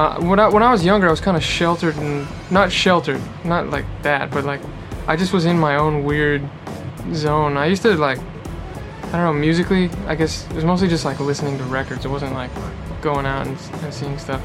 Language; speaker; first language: English; native; English